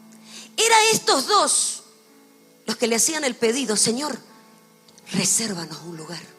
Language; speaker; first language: Spanish; native; Spanish